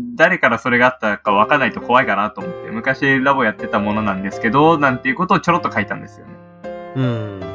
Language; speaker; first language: Japanese; native; Japanese